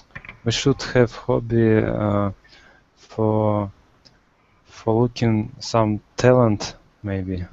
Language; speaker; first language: English; non-native, learner; Russian